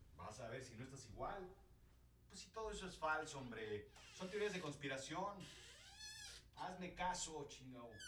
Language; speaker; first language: Spanish; native; Spanish